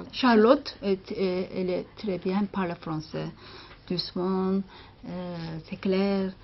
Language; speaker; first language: French; non-native, learner; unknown